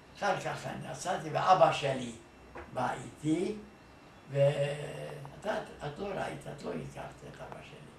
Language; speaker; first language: Hebrew; non-native, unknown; Hungarian